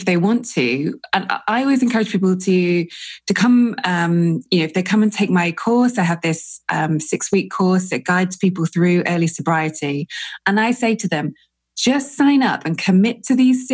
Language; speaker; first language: English; native; English